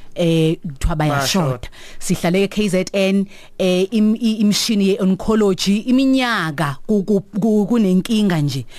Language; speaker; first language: Zulu; native; Zulu